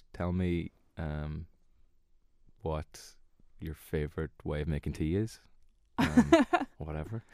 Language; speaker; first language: English; native; English